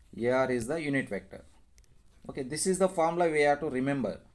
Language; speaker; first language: English; non-native, local second language; Telugu